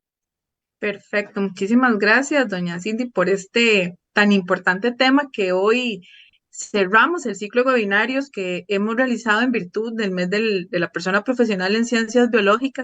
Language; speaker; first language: Spanish; native; Spanish